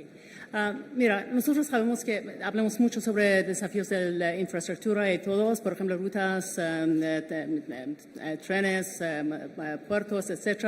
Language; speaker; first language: Spanish; non-native, fluent; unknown